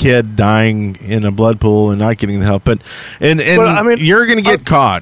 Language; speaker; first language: English; native; English